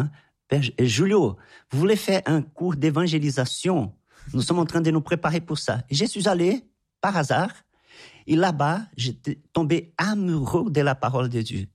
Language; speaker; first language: French; non-native, fluent; Portuguese